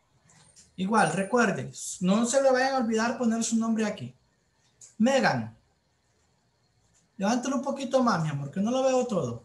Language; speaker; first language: Spanish; native; Spanish